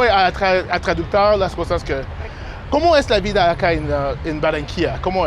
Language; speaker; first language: Spanish; non-native, learner; English